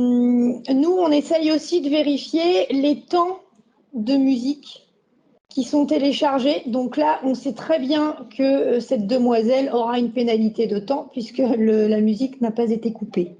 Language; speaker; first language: French; native; French